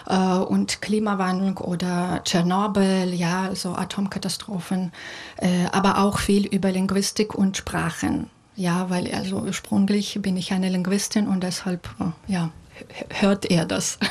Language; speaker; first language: German; non-native, fluent; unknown